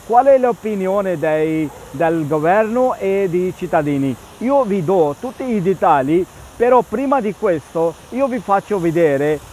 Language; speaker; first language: Italian; non-native, fluent; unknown